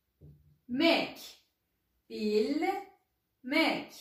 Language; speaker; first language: Turkish; non-native, fluent; Persian